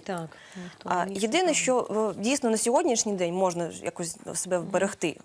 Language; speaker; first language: Ukrainian; native; Ukrainian